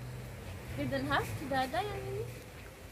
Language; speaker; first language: Indonesian; non-native, learner; French